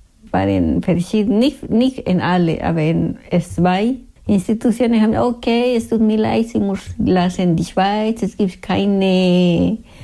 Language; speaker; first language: German; non-native, learner; Spanish